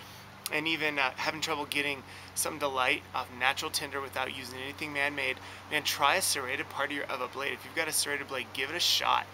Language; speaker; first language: English; native; English